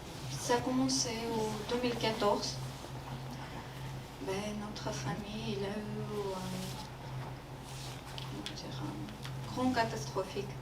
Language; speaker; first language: French; non-native, learner; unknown